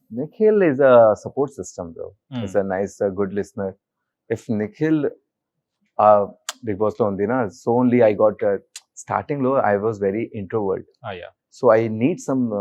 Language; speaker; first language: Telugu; non-native, learner; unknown